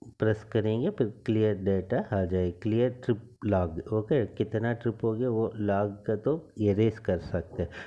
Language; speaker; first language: Hindi; non-native, local second language; Tamil